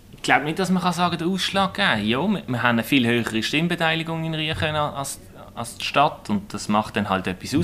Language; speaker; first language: German; native; German